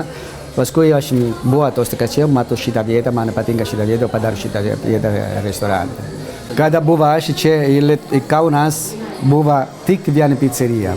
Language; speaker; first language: Lithuanian; non-native, learner; Italian